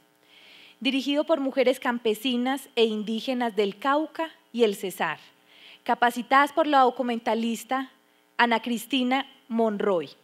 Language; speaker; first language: Spanish; native; Spanish